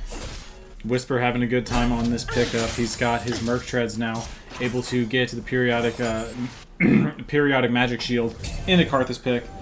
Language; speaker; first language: English; native; English